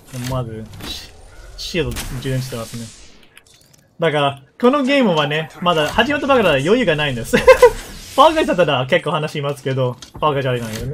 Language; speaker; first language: Japanese; non-native, fluent; English